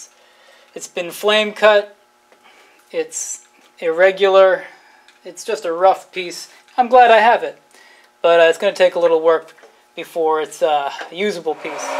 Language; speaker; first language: English; native; English